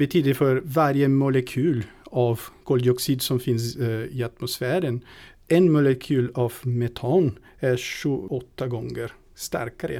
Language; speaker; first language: Swedish; non-native, fluent; Portuguese